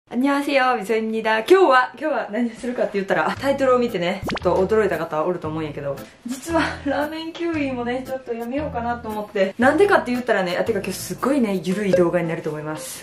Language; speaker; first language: Japanese; native; Japanese